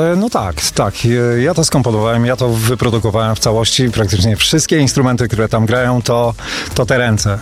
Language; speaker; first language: Polish; native; Polish